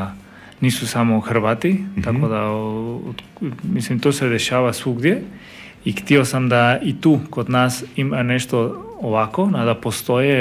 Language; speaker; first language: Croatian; non-native, fluent; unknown